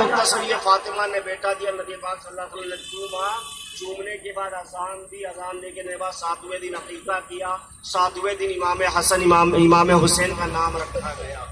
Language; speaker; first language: Urdu; native; Urdu